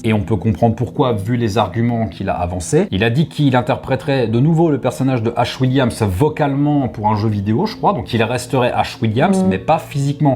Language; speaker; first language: French; native; French